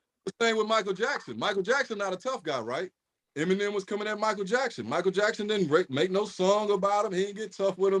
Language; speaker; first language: English; native; English